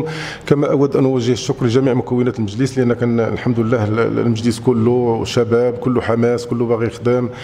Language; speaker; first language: Arabic; native; Arabic